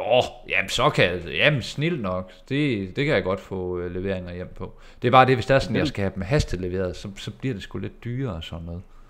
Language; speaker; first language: Danish; native; Danish